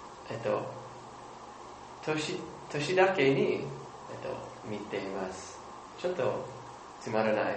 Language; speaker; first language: Japanese; non-native, learner; English